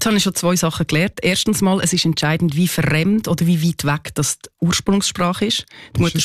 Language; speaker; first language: German; native; German